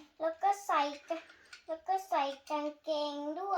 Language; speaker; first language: Thai; early bilingual, heritage; Thai